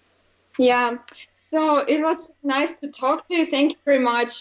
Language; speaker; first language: English; non-native, fluent; Russian